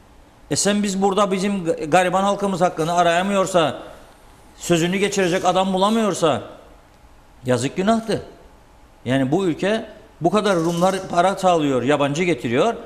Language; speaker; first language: Turkish; native; Turkish